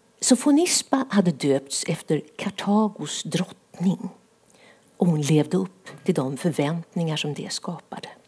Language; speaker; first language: Swedish; native; Swedish